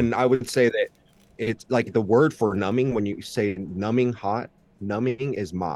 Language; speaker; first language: English; early bilingual, other home language; Chinese